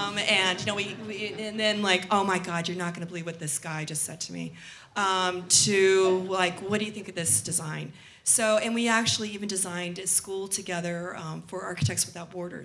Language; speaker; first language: English; native; English